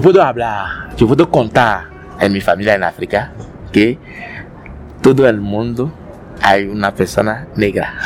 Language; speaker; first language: Spanish; non-native, learner; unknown